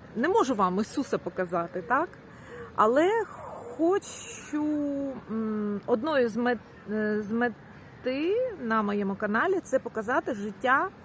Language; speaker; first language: Ukrainian; non-native, local second language; Russian